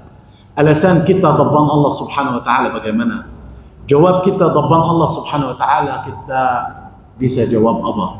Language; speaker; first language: Indonesian; non-native, fluent; Arabic